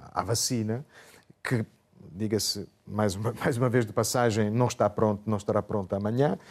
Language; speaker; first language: Portuguese; non-native, fluent; Italian